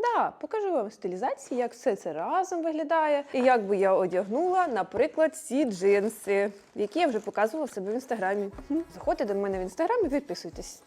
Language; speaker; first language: Ukrainian; non-native, local second language; Russian